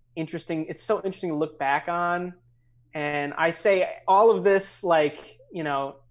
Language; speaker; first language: English; native; English